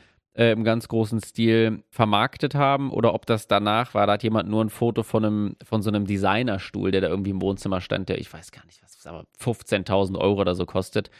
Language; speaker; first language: German; native; German